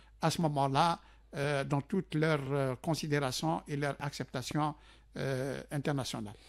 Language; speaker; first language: French; non-native, local second language; Arabic